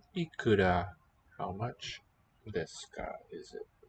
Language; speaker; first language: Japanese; non-native, learner; English